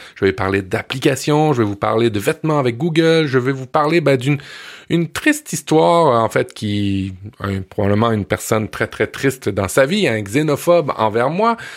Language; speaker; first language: French; native; French